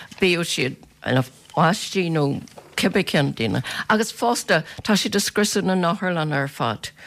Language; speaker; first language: Irish; native; Irish